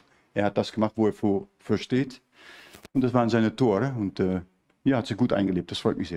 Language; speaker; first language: German; native; German